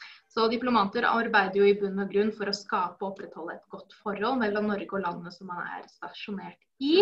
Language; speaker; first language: Norwegian; native; Norwegian